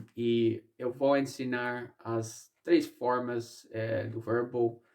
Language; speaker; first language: Portuguese; non-native, fluent; English